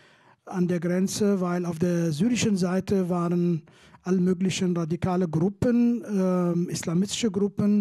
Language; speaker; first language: German; non-native, fluent; Kurdish